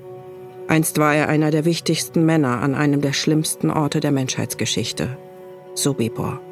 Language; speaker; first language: German; native; German